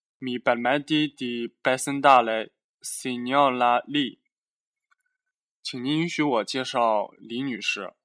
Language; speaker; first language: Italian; non-native, fluent; Chinese